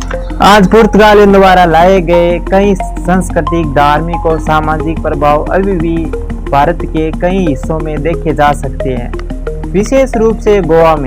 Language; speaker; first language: Hindi; native; Hindi